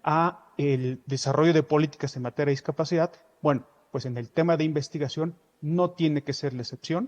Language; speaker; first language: Spanish; native; Spanish